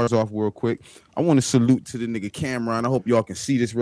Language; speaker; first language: English; native; English